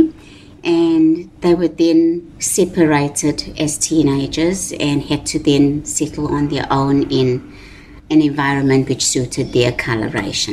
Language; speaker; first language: English; native; English